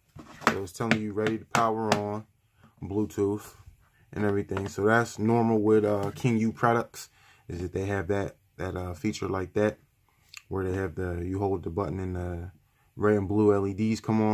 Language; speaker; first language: English; native; English